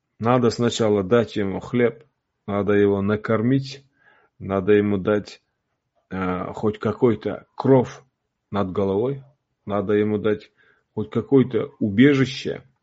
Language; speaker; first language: Russian; non-native, local second language; Uzbek